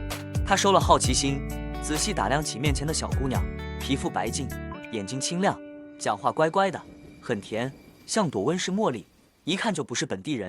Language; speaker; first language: Chinese; native; Chinese